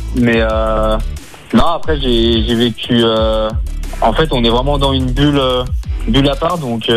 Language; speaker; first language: French; native; French